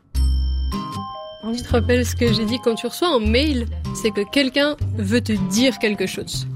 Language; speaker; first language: French; native; French